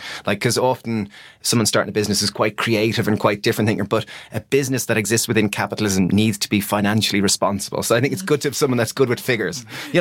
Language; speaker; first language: English; native; English